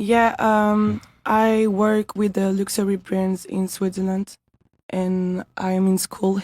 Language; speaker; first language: English; non-native, learner; French